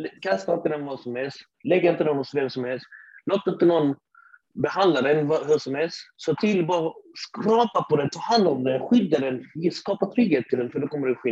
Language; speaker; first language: Swedish; early bilingual, other home language; Arabic